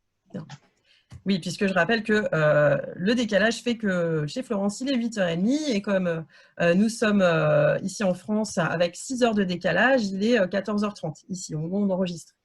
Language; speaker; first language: French; native; French